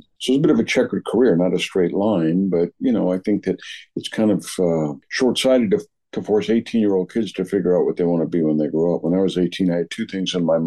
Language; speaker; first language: English; native; English